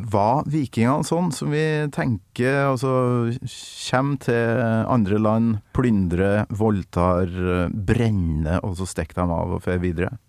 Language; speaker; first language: Norwegian; native; Norwegian